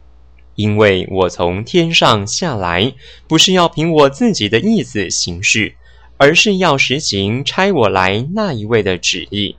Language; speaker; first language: Chinese; native; Chinese